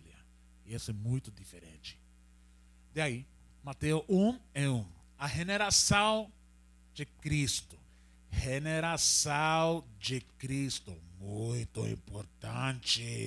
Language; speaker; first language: Portuguese; non-native, learner; Spanish